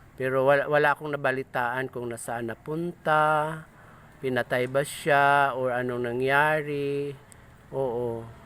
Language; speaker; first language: Filipino; non-native, local second language; Cebuano